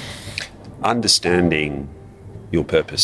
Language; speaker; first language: English; native; English